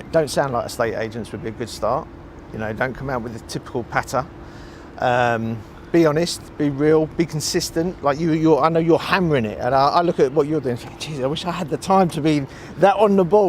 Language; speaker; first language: English; native; English